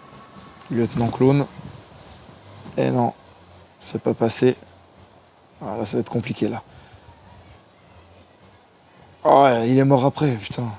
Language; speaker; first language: French; native; French